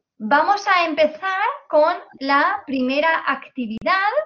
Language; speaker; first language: Spanish; native; Spanish